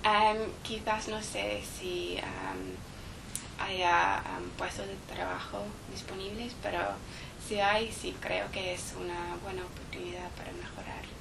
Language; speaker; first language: Spanish; non-native, learner; English